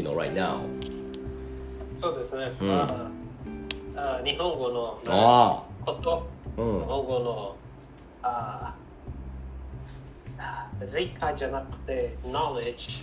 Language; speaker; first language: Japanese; non-native, learner; Bangla